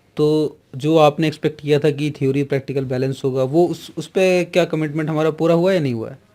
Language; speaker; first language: Hindi; native; Hindi